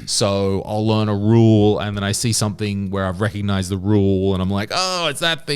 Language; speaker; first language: English; native; English